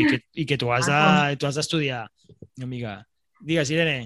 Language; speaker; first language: Catalan; native; Catalan